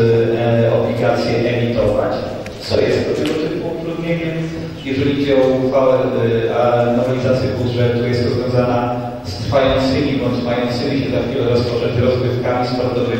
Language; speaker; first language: Polish; native; Polish